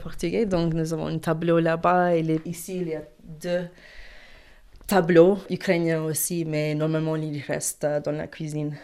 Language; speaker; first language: French; non-native, learner; Ukrainian